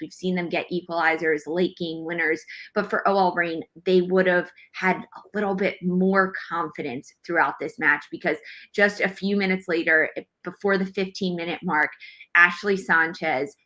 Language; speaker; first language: English; native; English